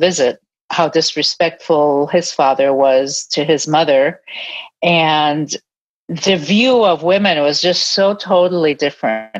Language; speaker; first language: English; native; English